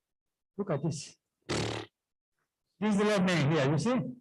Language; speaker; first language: English; non-native, fluent; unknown